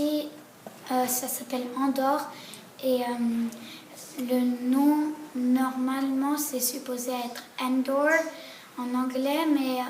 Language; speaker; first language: French; early bilingual, heritage; French